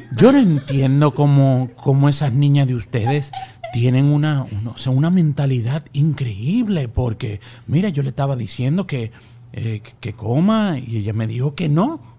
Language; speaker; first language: Spanish; native; Spanish